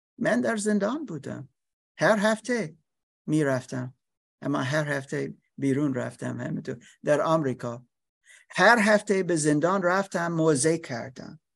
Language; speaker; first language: Persian; non-native, learner; English